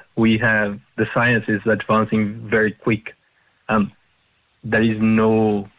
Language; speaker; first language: English; non-native, fluent; Portuguese